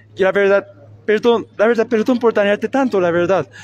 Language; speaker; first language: Spanish; non-native, learner; Korean